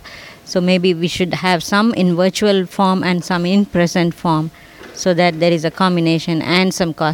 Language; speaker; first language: English; non-native, local second language; Tamil